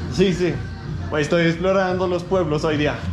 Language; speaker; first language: Spanish; non-native, learner; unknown